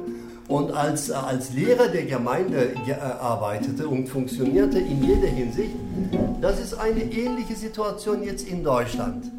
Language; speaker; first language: German; non-native, fluent; Turkish